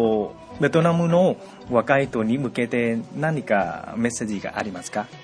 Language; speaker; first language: Japanese; non-native, learner; Vietnamese